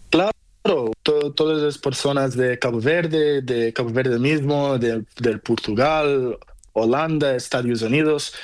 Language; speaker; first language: Spanish; non-native, learner; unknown